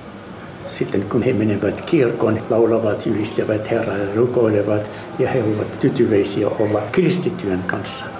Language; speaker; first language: Finnish; non-native, learner; Arabic